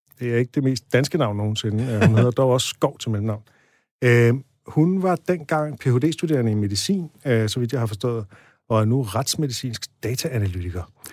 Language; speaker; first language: Danish; native; Danish